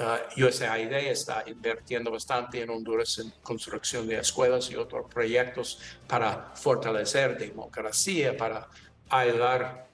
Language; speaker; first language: Spanish; non-native, learner; English